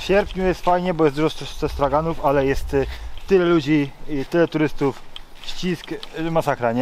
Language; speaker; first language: Polish; native; Polish